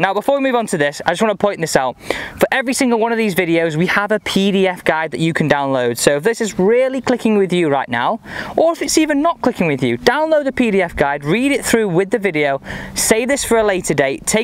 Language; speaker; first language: English; native; English